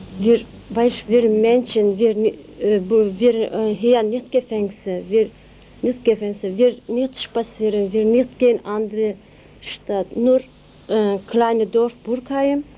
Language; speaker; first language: German; non-native, learner; Turkish